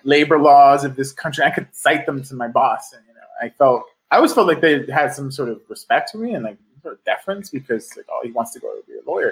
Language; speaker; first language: English; native; English